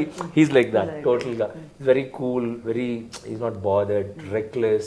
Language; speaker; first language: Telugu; non-native, local second language; Tamil